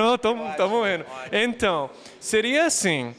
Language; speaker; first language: Portuguese; non-native, fluent; English